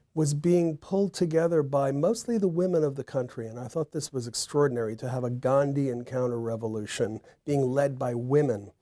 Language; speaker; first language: English; native; English